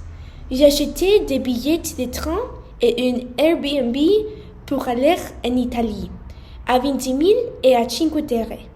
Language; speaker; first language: French; non-native, learner; English